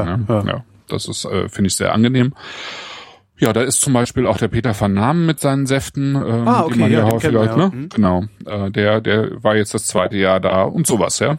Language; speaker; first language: German; native; German